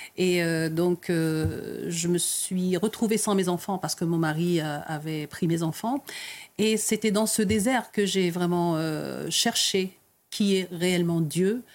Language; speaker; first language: French; early bilingual, other home language; Arabic